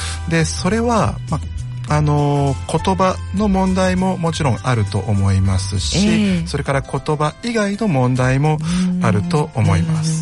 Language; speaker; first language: Japanese; native; Japanese